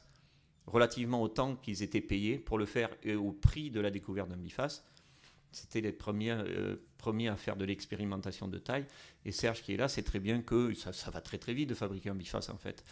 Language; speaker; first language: French; native; French